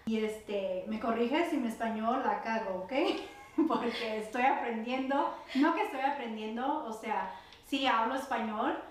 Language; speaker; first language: Spanish; early bilingual, other home language; English